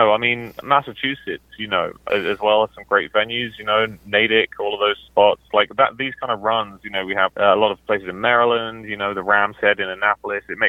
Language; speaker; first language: English; native; English